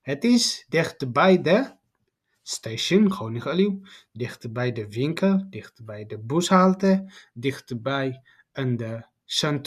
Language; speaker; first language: Dutch; non-native, learner; Tigrinya